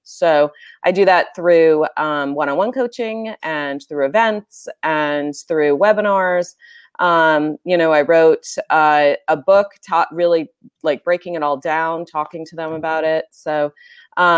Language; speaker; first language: English; native; English